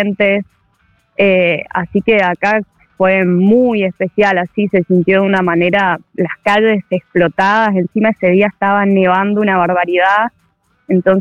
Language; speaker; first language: Spanish; native; Spanish